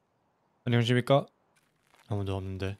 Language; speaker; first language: Korean; non-native, learner; German